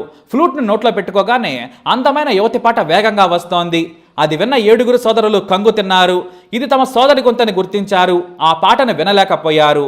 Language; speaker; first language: Telugu; native; Telugu